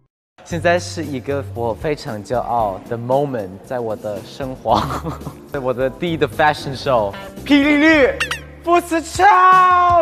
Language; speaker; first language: Chinese; non-native, learner; Thai